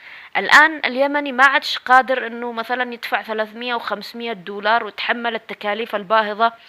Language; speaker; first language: Arabic; native; Arabic